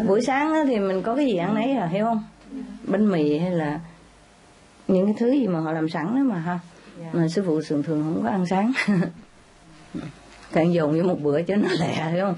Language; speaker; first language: Vietnamese; native; Vietnamese